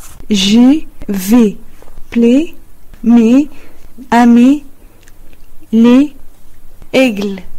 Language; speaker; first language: French; non-native, learner; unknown